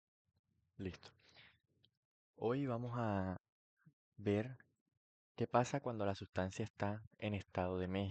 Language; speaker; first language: Spanish; native; Spanish